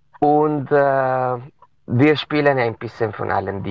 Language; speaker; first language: German; non-native, local second language; Italian